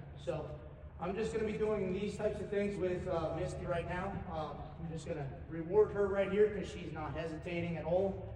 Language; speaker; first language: English; native; English